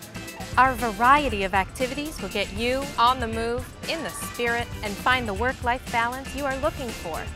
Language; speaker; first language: English; native; English